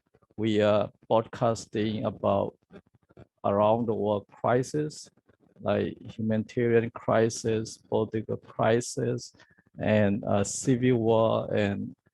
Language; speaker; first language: English; non-native, learner; Burmese